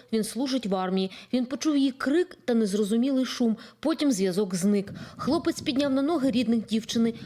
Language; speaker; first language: Ukrainian; native; Ukrainian